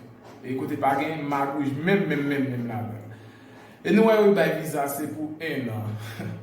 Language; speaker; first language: French; non-native, learner; Haitian Creole